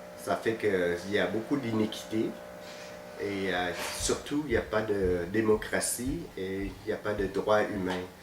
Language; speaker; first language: French; non-native, fluent; Vietnamese